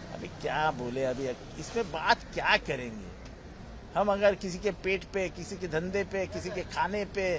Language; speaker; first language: Hindi; non-native, local second language; Marathi